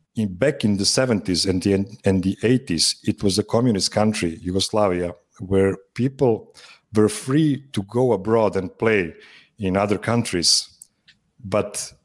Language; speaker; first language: English; non-native, fluent; Serbian